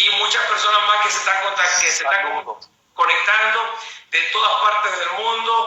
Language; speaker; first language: Spanish; native; Spanish